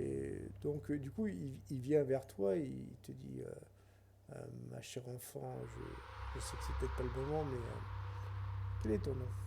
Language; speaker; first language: French; native; French